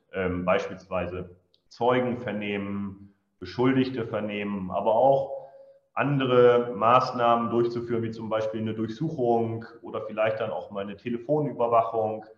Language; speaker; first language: German; native; German